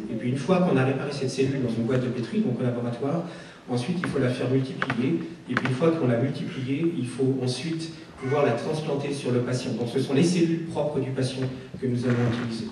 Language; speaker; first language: French; native; French